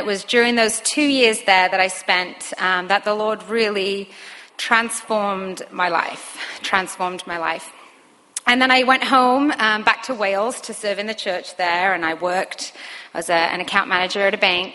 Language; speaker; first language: English; native; English